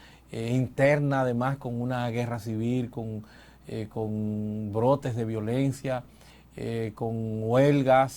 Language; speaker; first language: Spanish; native; Spanish